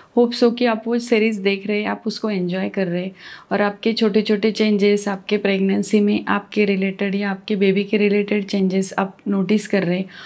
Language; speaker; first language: Hindi; non-native, local second language; Marathi